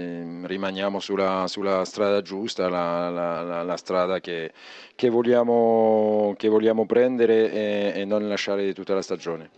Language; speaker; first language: Italian; non-native, fluent; French